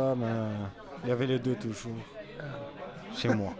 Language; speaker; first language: French; non-native, fluent; Arabic